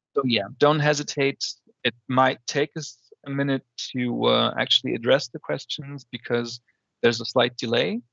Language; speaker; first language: English; non-native, fluent; German